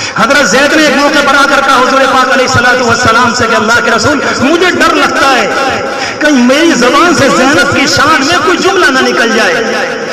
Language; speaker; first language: Urdu; native; Urdu